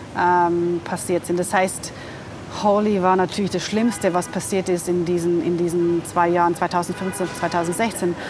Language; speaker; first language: German; native; German